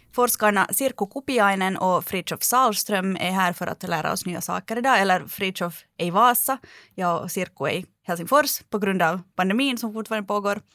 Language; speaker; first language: Swedish; native; Swedish